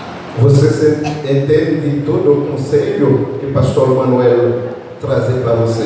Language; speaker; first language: Portuguese; non-native, learner; Haitian Creole